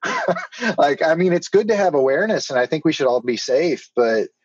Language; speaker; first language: English; native; English